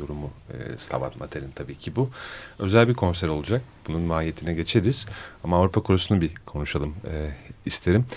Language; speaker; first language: Turkish; native; Turkish